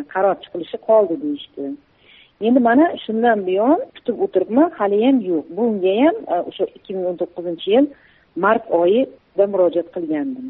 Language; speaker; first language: Uzbek; early bilingual, heritage; Uzbek